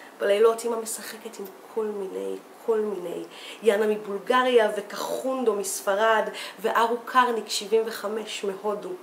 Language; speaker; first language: Hebrew; native; Hebrew